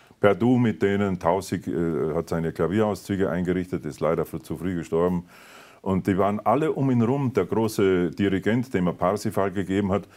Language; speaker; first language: German; native; German